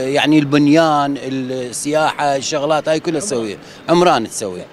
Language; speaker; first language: Arabic; native; Arabic